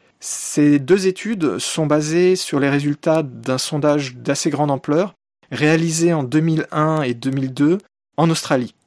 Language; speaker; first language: French; native; French